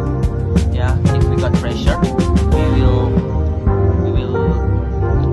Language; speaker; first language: English; non-native, learner; Indonesian